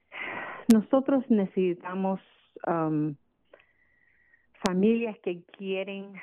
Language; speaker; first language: Spanish; early bilingual, other home language; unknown